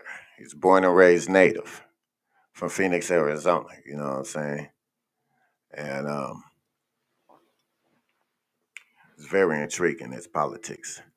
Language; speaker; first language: English; native; English